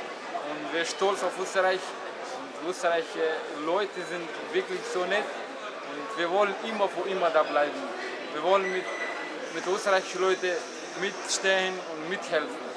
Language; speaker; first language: German; non-native, learner; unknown